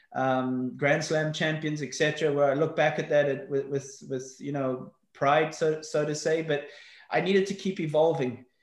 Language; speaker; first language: English; native; English